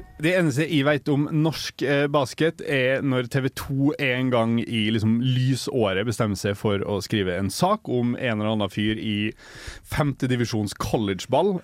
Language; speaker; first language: Norwegian; native; Norwegian